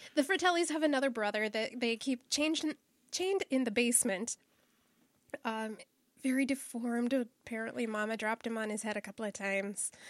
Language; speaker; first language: English; native; English